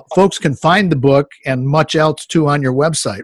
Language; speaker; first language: English; native; English